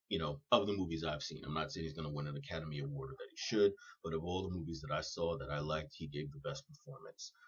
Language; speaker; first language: English; native; English